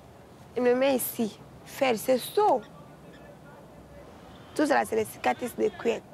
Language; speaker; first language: French; non-native, learner; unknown